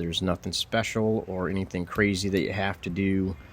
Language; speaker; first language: English; native; English